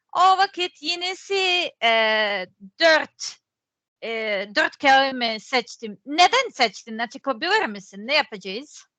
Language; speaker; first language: Turkish; non-native, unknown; Serbian